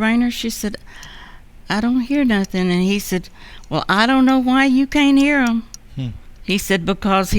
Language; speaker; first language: English; native; English